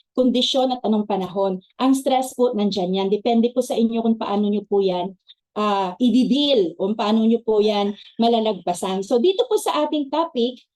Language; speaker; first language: Filipino; native; Filipino